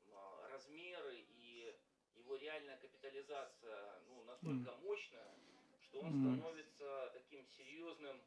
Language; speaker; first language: Russian; native; Russian